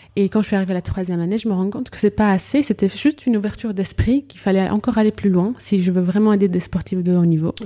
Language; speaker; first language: French; non-native, local second language; Arabic